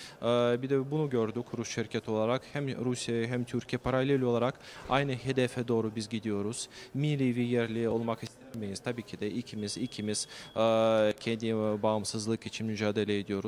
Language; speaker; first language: Turkish; non-native, fluent; Russian